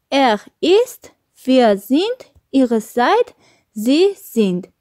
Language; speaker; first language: German; non-native, fluent; Armenian